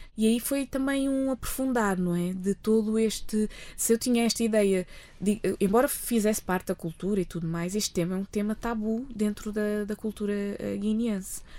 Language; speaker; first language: Portuguese; early bilingual, other home language; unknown